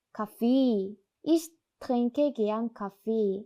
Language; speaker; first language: German; non-native, fluent; Korean